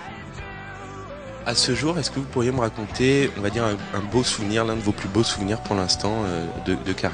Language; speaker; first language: French; native; French